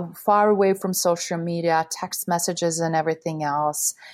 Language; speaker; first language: English; non-native, fluent; Bosnian